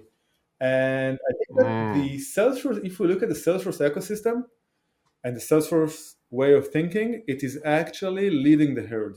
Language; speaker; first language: English; non-native, fluent; Hebrew